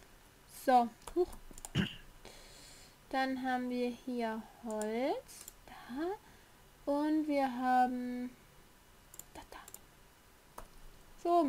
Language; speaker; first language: German; native; German